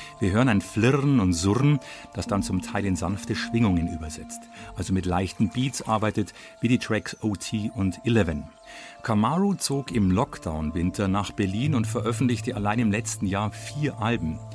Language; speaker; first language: German; native; German